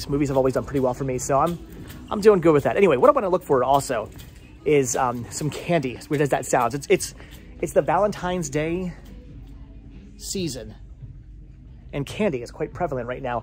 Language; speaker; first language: English; native; English